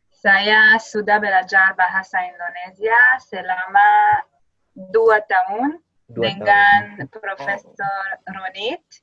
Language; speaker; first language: Indonesian; non-native, learner; Hebrew